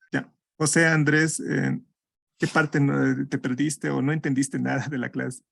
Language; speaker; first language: Spanish; native; Spanish